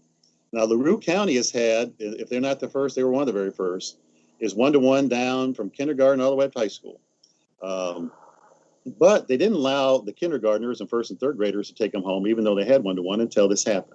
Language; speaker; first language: English; native; English